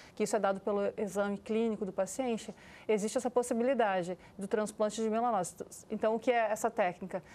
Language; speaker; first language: Portuguese; native; Portuguese